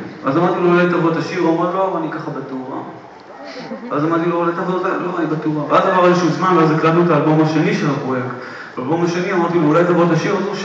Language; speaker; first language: Hebrew; native; Hebrew